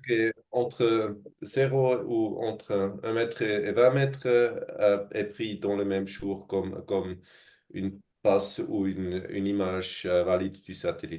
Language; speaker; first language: French; non-native, fluent; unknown